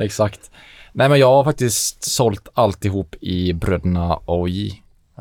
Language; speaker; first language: Swedish; native; Swedish